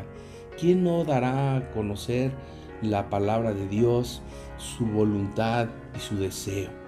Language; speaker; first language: Spanish; native; Spanish